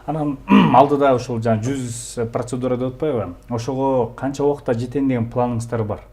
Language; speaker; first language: Kyrgyz; native; Kyrgyz